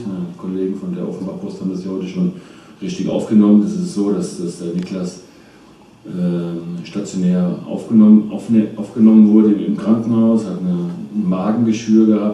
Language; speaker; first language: German; native; German